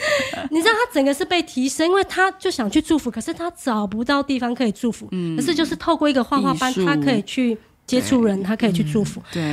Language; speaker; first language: Chinese; native; Chinese